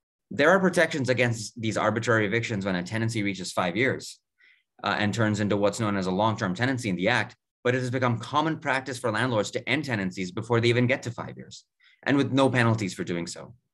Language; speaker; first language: English; native; English